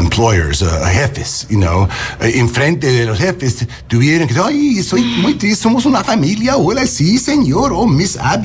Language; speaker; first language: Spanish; non-native, learner; English